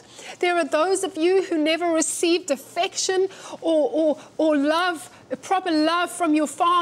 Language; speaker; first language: English; native; English